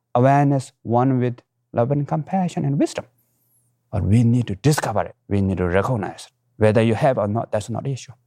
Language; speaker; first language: English; non-native, local second language; Tibetan